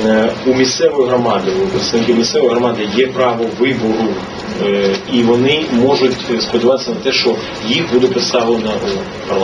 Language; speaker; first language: Ukrainian; native; Ukrainian